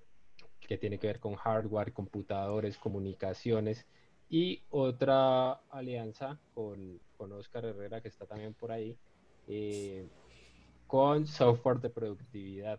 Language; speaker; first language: Spanish; native; Spanish